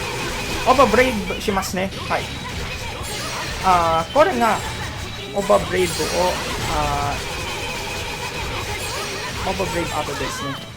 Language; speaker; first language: Japanese; non-native, learner; Filipino